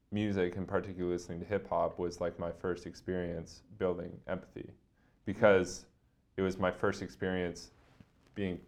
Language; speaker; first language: English; native; English